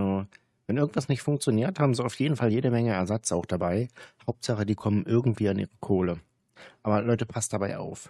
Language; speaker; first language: German; native; German